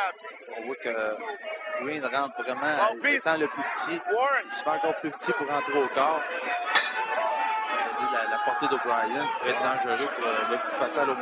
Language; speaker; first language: French; native; French